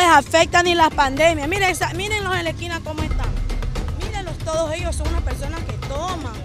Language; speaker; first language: Spanish; native; Spanish